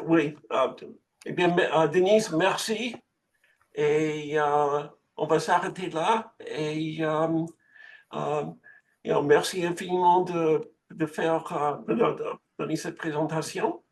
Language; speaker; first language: French; non-native, fluent; English